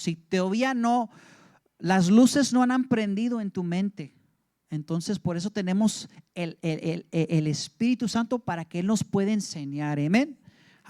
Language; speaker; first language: Spanish; early bilingual, heritage; English